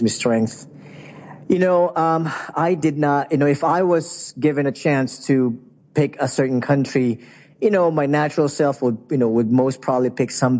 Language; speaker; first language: English; non-native, local second language; Filipino